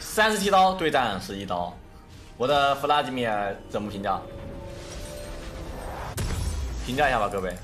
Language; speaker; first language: Chinese; native; Chinese